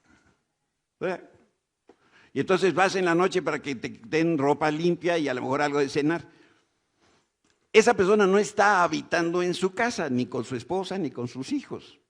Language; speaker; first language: Spanish; native; Spanish